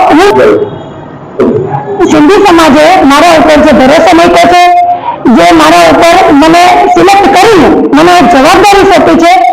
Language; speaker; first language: Gujarati; non-native, local second language; Sindhi